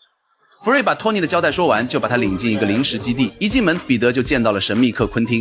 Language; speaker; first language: Chinese; native; Chinese